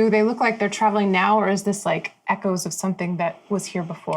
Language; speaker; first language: English; native; English